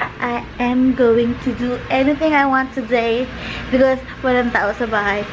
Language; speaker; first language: English; non-native, local second language; Filipino